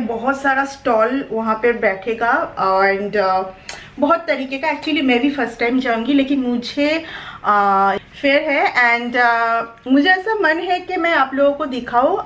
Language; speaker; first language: Hindi; non-native, local second language; Bangla